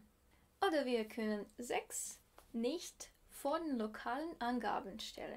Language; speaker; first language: German; non-native, fluent; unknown